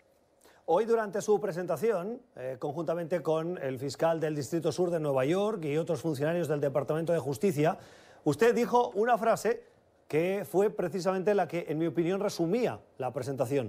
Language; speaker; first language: Spanish; native; Spanish